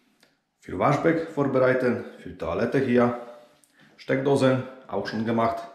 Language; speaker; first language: German; non-native, learner; Polish